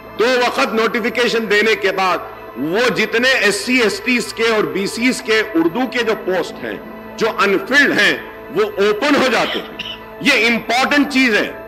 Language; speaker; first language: Urdu; native; Urdu